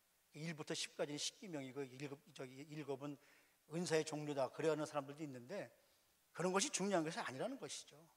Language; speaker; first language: Korean; native; Korean